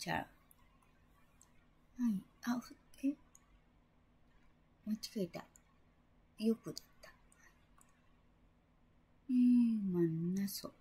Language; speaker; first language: Korean; non-native, learner; Japanese